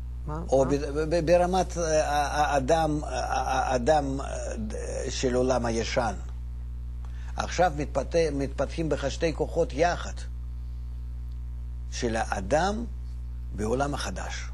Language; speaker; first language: Hebrew; non-native, fluent; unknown